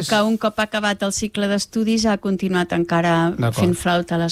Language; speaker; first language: Catalan; native; Catalan